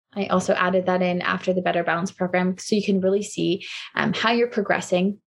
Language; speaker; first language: English; native; English